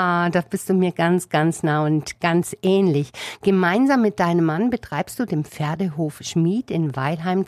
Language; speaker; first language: German; native; German